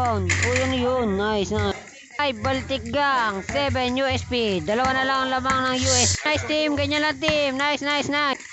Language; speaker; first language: Filipino; native; Filipino